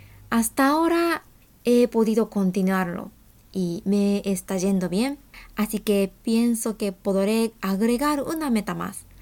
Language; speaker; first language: Spanish; non-native, fluent; Japanese